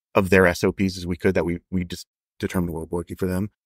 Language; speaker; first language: English; native; English